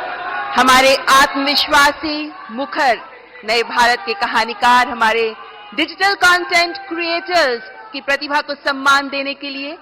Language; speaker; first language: Hindi; native; Hindi